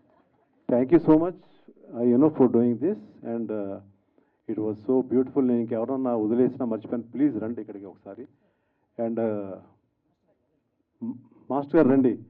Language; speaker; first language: Telugu; native; Telugu